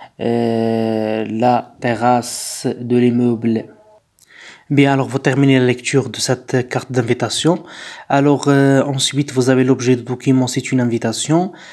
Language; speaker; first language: French; non-native, local second language; Arabic